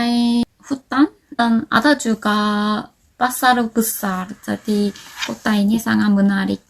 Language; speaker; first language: Indonesian; non-native, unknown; Korean